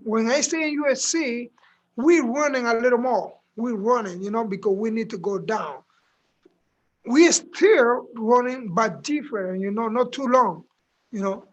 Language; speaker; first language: English; non-native, learner; Spanish